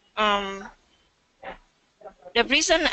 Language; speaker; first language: English; non-native, learner; Vietnamese